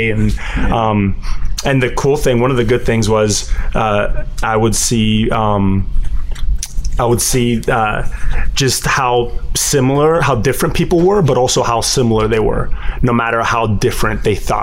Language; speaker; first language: English; native; English